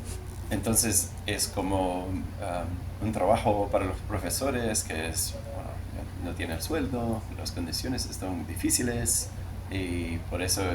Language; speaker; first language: Spanish; non-native, learner; English